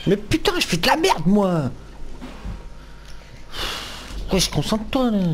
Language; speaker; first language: French; native; French